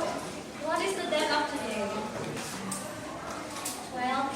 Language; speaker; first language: English; non-native, learner; Indonesian